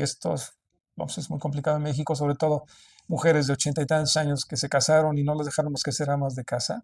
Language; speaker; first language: Spanish; native; Spanish